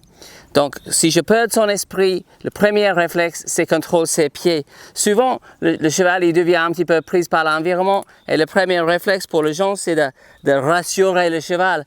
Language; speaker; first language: French; non-native, fluent; English